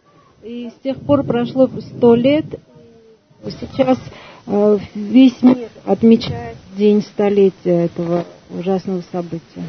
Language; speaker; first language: Russian; non-native, fluent; Armenian